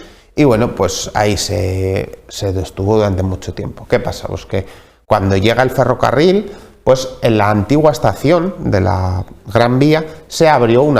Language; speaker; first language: Spanish; native; Spanish